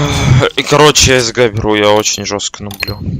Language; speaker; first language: Russian; native; Russian